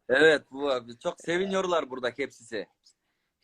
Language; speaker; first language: Turkish; non-native, learner; Kyrgyz